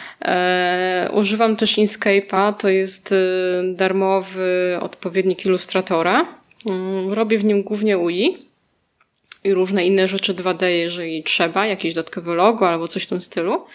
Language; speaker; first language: Polish; native; Polish